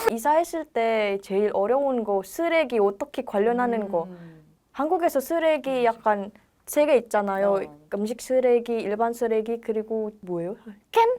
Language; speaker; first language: Korean; non-native, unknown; Indonesian